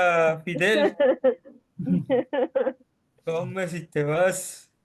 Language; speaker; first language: Spanish; native; Spanish